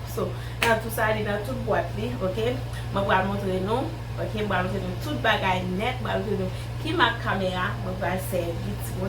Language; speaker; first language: French; non-native, learner; Haitian Creole